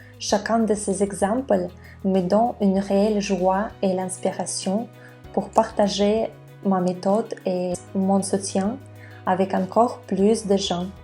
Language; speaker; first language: French; non-native, fluent; Russian